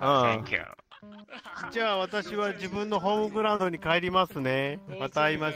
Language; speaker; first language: Japanese; native; Japanese